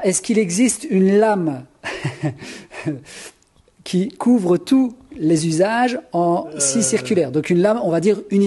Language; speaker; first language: French; native; French